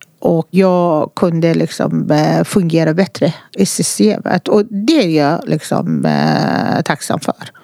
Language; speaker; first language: Swedish; non-native, fluent; Persian